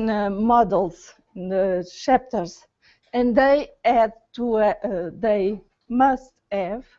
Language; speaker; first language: English; non-native, learner; Portuguese